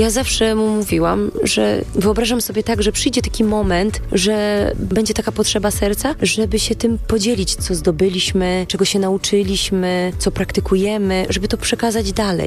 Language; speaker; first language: Polish; native; Polish